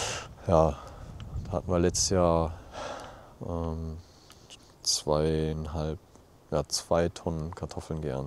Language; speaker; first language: German; native; German